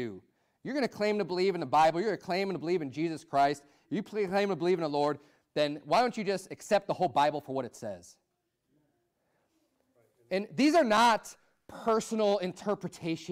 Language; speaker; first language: English; native; English